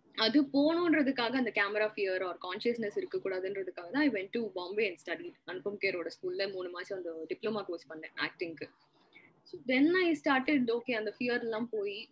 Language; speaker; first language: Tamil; non-native, local second language; Malayalam